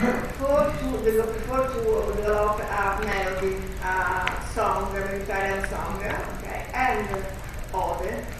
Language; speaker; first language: English; non-native, learner; Italian